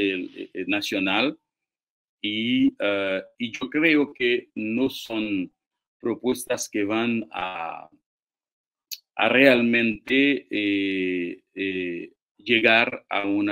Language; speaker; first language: Spanish; non-native, fluent; Haitian Creole